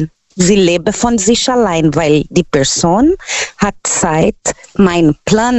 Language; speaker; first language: German; non-native, learner; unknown